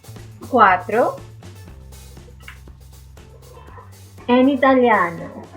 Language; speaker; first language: Italian; non-native, fluent; English